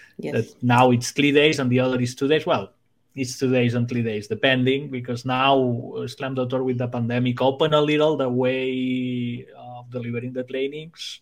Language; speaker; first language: English; non-native, fluent; Spanish